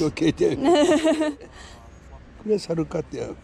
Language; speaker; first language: Japanese; native; Japanese